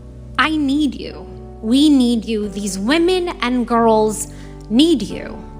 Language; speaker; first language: English; early bilingual, other home language; Persian